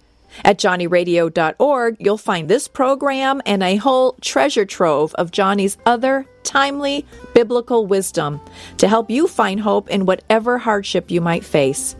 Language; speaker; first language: English; native; English